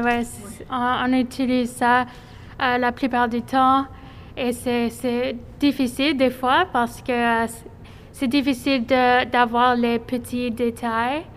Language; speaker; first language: French; non-native, fluent; English